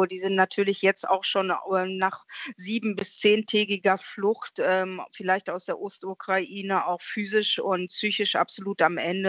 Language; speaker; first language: German; native; German